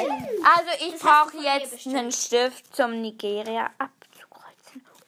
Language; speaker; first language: German; native; German